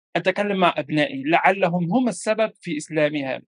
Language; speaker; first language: Arabic; non-native, fluent; German